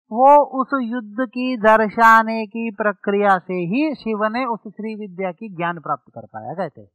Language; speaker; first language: Hindi; non-native, local second language; Telugu